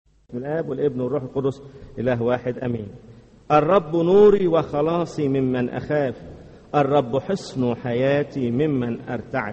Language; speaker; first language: Arabic; native; Arabic